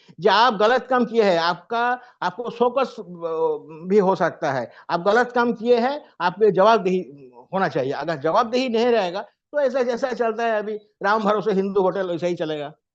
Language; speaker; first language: Hindi; non-native, local second language; Bangla